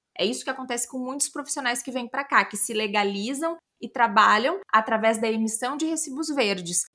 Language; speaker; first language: Portuguese; native; Portuguese